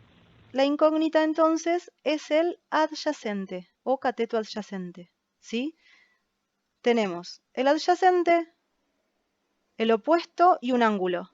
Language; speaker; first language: Spanish; native; Spanish